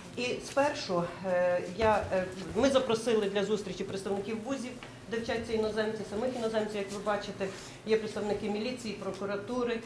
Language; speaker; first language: Ukrainian; native; Ukrainian